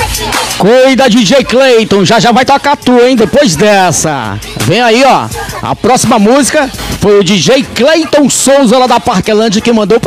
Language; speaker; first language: Portuguese; native; Portuguese